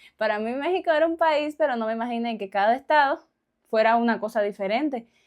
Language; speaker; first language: Spanish; native; Spanish